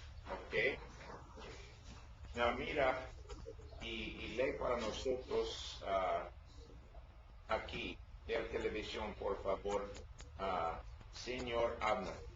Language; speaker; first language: Spanish; non-native, learner; English